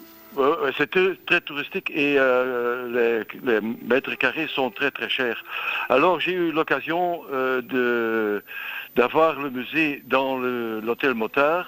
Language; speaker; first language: French; non-native, local second language; Dutch